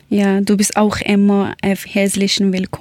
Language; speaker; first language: German; non-native, learner; Persian